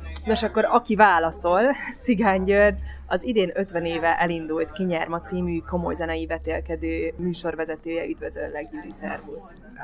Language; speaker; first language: Hungarian; native; Hungarian